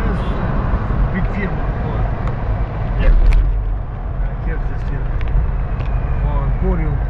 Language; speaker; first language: English; non-native, learner; Russian